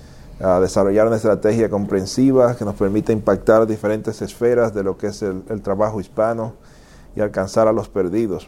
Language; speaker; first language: Spanish; native; Spanish